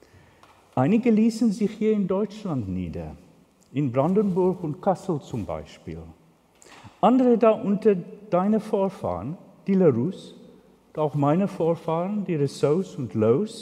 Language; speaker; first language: German; non-native, fluent; Afrikaans